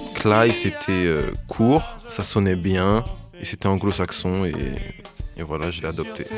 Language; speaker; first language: French; native; French